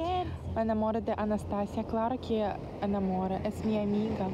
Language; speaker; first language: Spanish; non-native, learner; Ukrainian